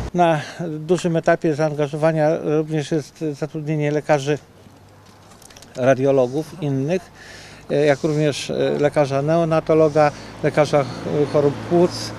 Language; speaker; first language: Polish; native; Polish